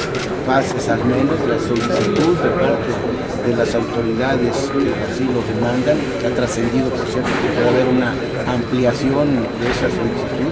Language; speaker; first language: Spanish; native; Spanish